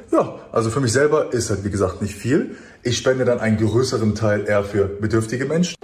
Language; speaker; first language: German; early bilingual, other home language; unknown